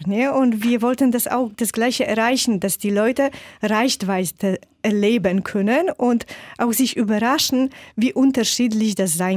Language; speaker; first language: German; non-native, fluent; Polish